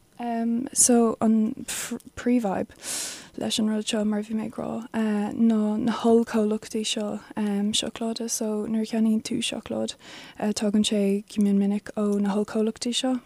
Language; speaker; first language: Irish; non-native, local second language; English